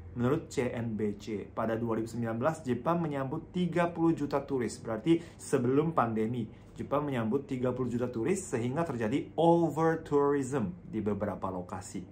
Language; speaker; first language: Indonesian; non-native, fluent; Japanese